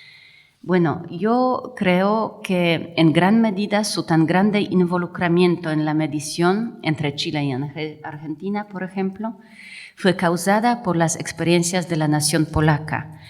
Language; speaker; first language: Spanish; non-native, fluent; Polish